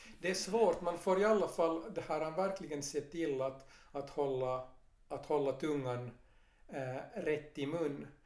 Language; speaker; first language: Swedish; native; Swedish